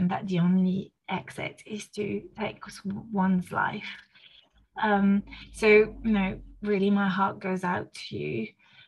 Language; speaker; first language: English; non-native, fluent; French